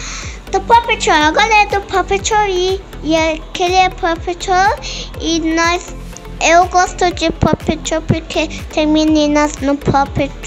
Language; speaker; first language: Portuguese; early bilingual, heritage; Portuguese